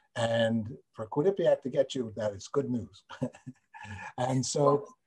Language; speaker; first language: English; native; English